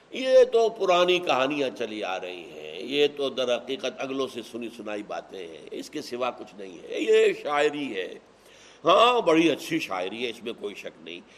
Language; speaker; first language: Urdu; native; Urdu